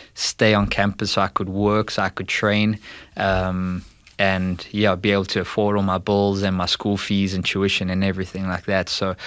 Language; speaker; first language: English; native; English